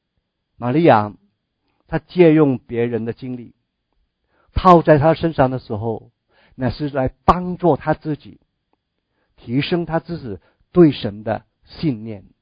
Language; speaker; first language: Chinese; native; Chinese